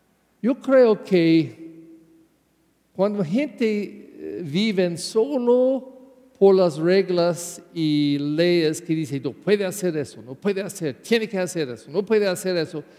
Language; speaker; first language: Spanish; non-native, learner; English